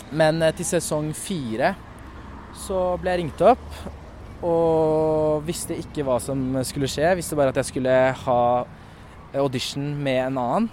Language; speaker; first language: Norwegian; native; Norwegian